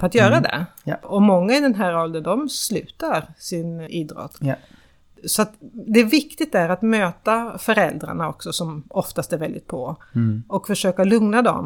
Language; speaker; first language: Swedish; native; Swedish